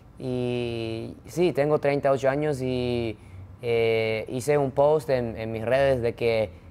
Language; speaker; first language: Spanish; non-native, fluent; Japanese